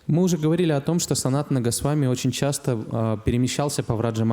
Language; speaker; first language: Russian; native; Russian